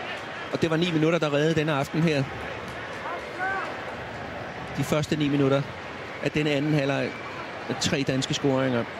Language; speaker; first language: Danish; native; Danish